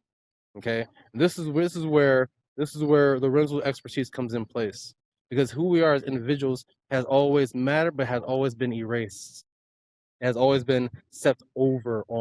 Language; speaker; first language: English; native; English